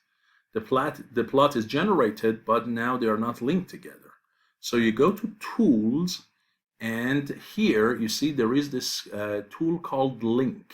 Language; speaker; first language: English; non-native, fluent; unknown